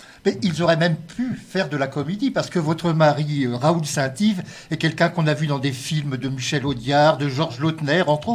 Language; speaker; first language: French; native; French